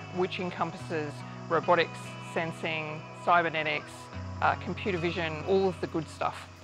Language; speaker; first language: English; native; English